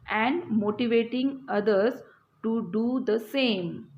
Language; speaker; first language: English; non-native, local second language; Marathi